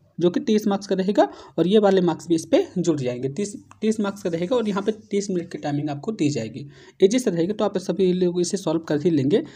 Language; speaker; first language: Hindi; native; Hindi